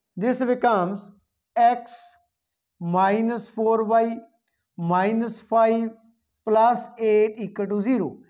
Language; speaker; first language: English; non-native, local second language; Punjabi